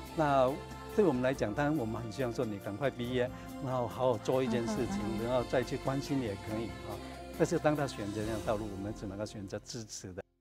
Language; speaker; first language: Chinese; non-native, local second language; Cantonese